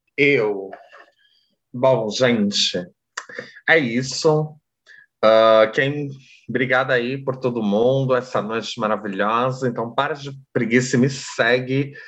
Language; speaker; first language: Portuguese; native; Portuguese